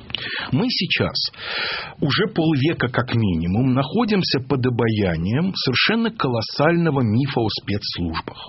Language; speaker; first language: Russian; native; Russian